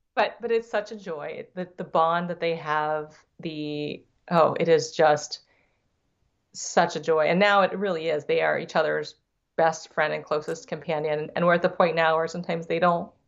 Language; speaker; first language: English; early bilingual, other home language; Thai